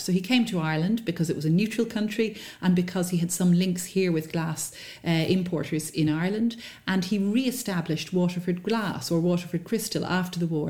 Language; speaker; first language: English; native; English